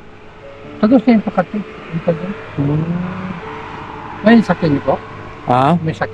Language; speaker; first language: Filipino; non-native, local second language; Bikol